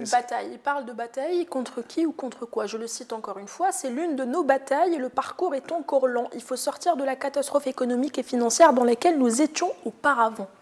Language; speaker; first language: French; non-native, local second language; Arabic